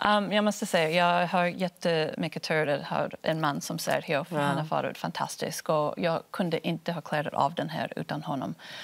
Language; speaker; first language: Swedish; non-native, fluent; Spanish